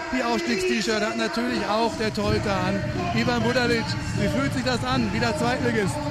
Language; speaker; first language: German; native; German